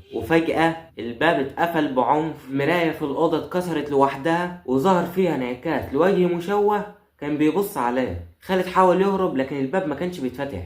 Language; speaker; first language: Arabic; native; Arabic